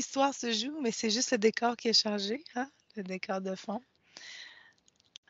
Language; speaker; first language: French; native; French